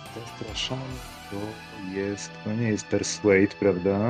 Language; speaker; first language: Polish; native; Polish